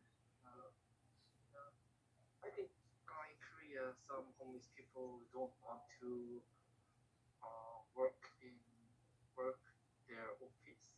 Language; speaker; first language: English; non-native, learner; Korean